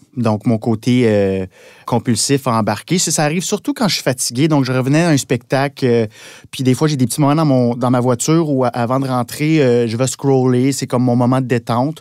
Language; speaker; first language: French; native; French